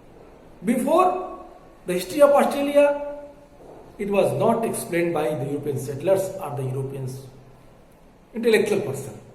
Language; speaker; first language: English; non-native, local second language; Hindi